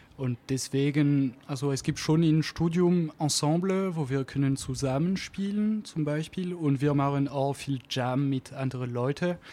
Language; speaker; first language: German; non-native, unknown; French